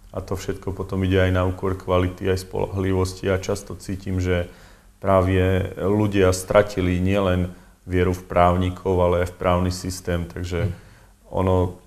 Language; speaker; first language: Slovak; native; Slovak